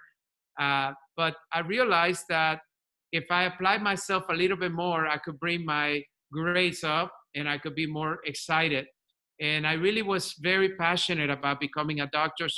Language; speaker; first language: English; non-native, fluent; Spanish